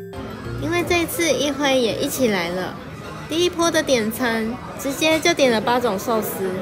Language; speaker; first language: Chinese; native; Chinese